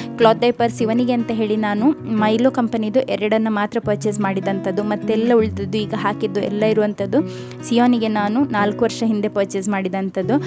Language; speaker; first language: Kannada; non-native, local second language; Konkani